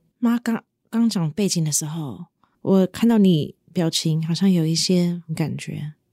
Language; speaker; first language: Chinese; native; Chinese